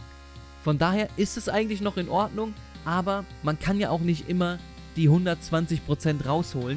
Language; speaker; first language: German; native; German